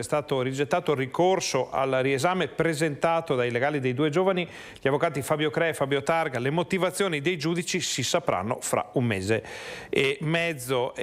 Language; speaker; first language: Italian; native; Italian